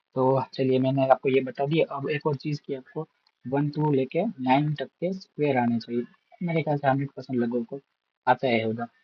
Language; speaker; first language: Hindi; non-native, local second language; Gujarati